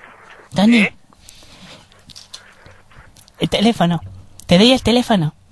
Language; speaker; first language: Spanish; native; Spanish